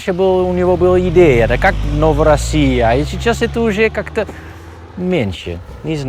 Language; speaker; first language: Russian; non-native, learner; Dutch